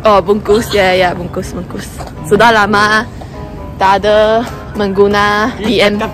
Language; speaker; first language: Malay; non-native, local second language; Chinese